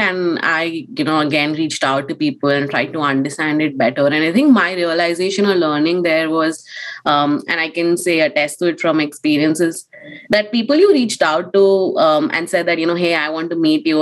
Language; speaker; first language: English; non-native, local second language; Hindi